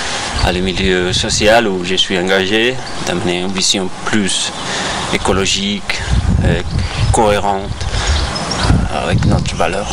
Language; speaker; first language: French; non-native, fluent; Spanish